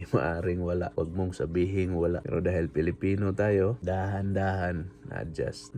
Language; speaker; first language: Filipino; non-native, local second language; Cebuano